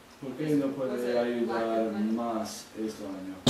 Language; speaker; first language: Spanish; non-native, learner; English